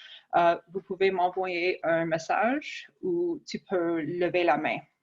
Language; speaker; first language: French; non-native, fluent; English